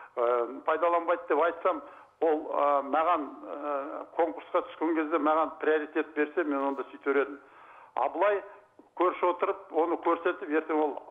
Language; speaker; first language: Kazakh; native; Kazakh